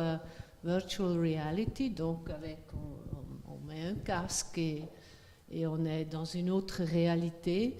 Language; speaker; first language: French; non-native, fluent; Swiss German